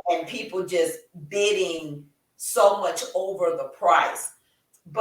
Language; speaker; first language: English; native; English